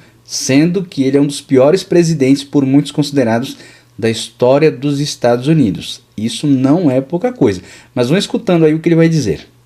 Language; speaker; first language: Portuguese; native; Portuguese